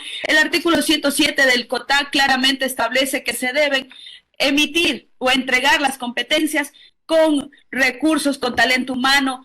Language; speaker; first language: Spanish; native; Spanish